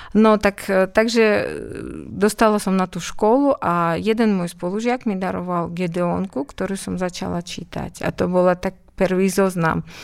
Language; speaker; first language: Slovak; non-native, fluent; Russian